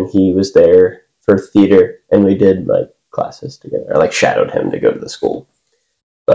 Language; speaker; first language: English; native; English